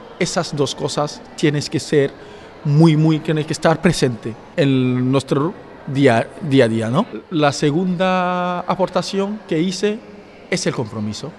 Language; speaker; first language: Spanish; non-native, fluent; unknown